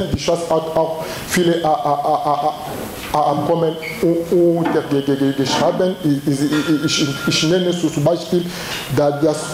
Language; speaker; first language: German; non-native, learner; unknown